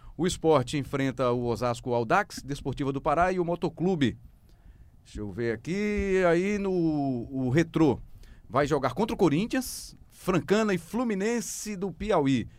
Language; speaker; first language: Portuguese; native; Portuguese